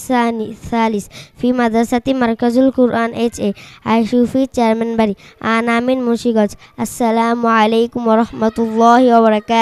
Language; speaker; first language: Arabic; non-native, learner; Bangla